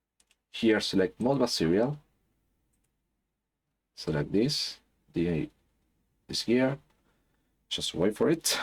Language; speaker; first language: English; non-native, fluent; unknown